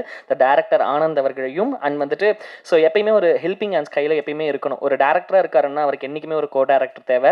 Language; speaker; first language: Tamil; native; Tamil